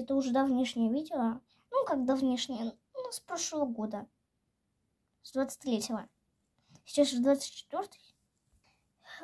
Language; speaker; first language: Russian; native; Russian